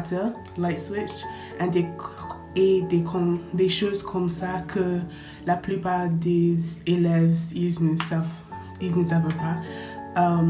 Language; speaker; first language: French; non-native, learner; English